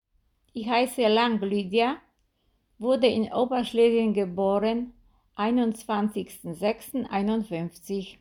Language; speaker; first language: German; non-native, fluent; Polish